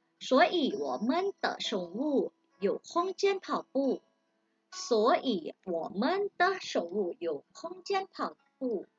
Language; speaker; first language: Chinese; non-native, fluent; Thai